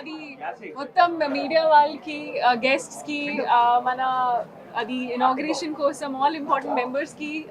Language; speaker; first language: Telugu; non-native, fluent; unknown